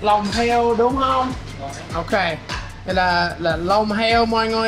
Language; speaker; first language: Vietnamese; non-native, learner; English